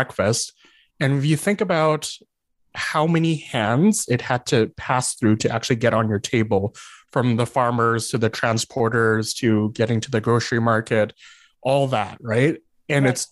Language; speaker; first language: English; native; English